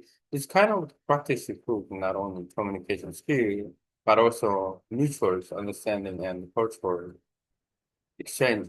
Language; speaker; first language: English; non-native, learner; Korean